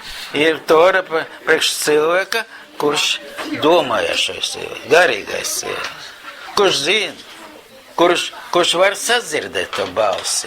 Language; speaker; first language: Latvian; non-native, local second language; Russian